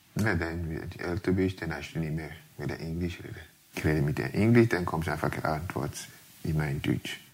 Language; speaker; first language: German; non-native, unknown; Yoruba